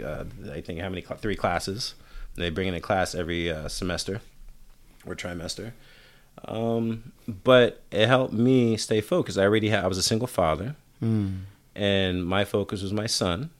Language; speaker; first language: English; native; English